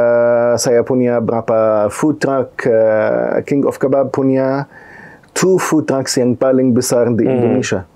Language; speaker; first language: Indonesian; non-native, fluent; Arabic